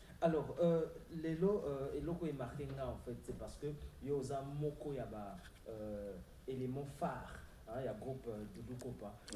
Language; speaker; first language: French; non-native, local second language; Lingala